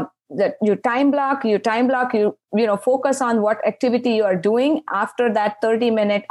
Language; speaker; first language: English; non-native, local second language; Marathi